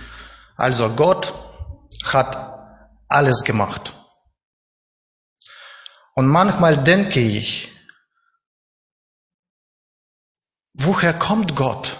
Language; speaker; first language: German; non-native, learner; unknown